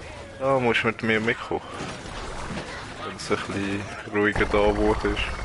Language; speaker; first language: German; native; German